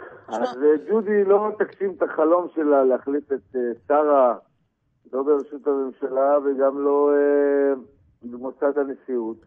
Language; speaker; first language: Hebrew; native; Hebrew